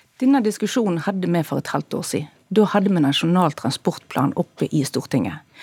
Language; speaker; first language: Norwegian; native; Norwegian